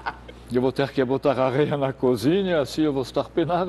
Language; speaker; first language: Portuguese; non-native, fluent; French